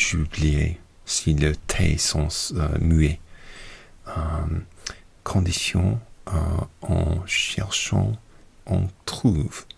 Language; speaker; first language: French; non-native, learner; English